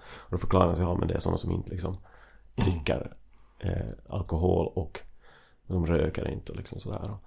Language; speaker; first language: Swedish; native; Swedish